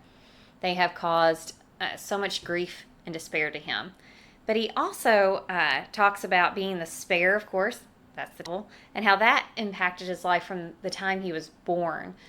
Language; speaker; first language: English; native; English